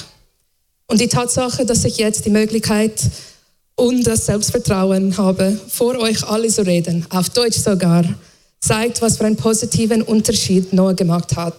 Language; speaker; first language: German; non-native, fluent; English